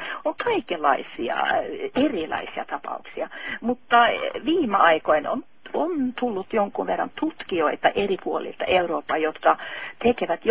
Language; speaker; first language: Finnish; non-native, fluent; Norwegian